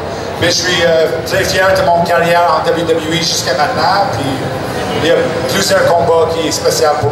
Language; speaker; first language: French; non-native, local second language; English